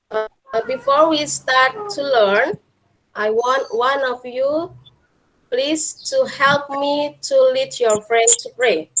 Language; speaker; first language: English; non-native, fluent; Indonesian